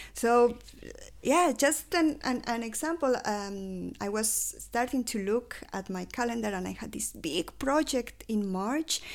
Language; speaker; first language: English; non-native, fluent; Spanish